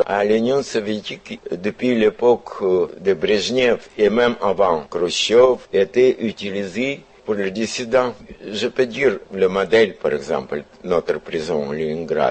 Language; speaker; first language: French; non-native, fluent; Russian